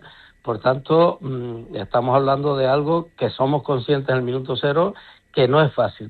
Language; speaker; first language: Spanish; native; Spanish